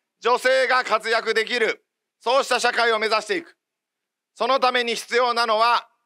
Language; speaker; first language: Japanese; native; Japanese